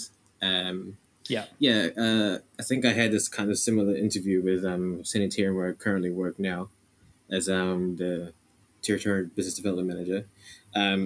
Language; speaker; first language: English; non-native, local second language; Filipino